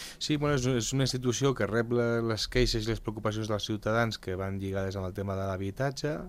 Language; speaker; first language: Catalan; early bilingual, other home language; Spanish